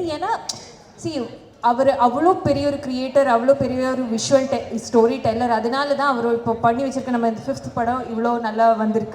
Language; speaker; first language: Tamil; non-native, fluent; Malayalam